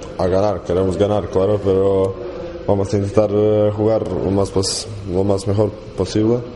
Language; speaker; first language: Spanish; non-native, learner; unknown